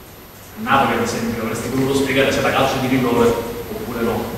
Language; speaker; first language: Italian; native; Italian